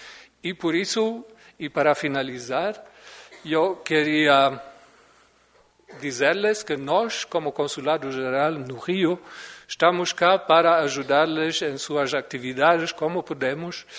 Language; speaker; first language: Portuguese; non-native, fluent; German